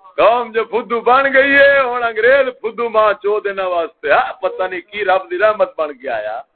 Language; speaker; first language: Urdu; native; Urdu